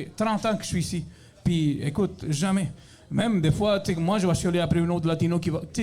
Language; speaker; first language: French; non-native, fluent; Spanish